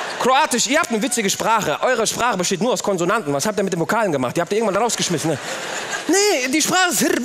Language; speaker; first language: German; early bilingual, other home language; Turkish